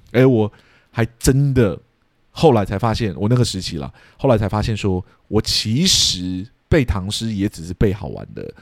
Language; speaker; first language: Chinese; early bilingual, heritage; Chinese